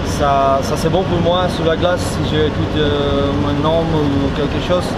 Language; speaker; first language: French; non-native, learner; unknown